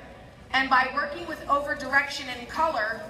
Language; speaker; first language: English; native; English